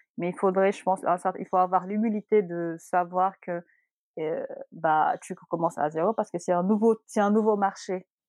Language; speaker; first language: French; non-native, local second language; Wolof